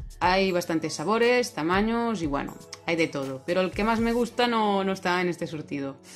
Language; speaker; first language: Spanish; non-native, local second language; Catalan